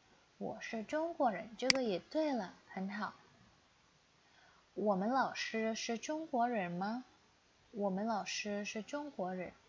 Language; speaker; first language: Chinese; non-native, fluent; Indonesian